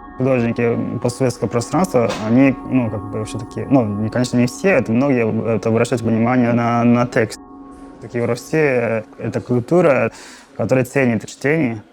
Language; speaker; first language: Russian; non-native, fluent; Japanese